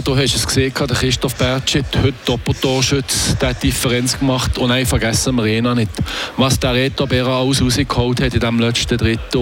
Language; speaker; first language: German; native; German